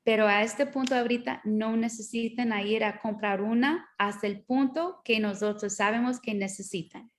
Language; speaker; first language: Spanish; non-native, learner; English